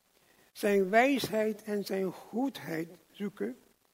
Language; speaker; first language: Dutch; non-native, local second language; English